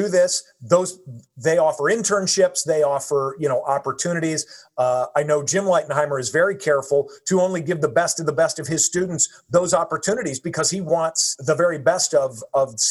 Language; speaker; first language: English; native; English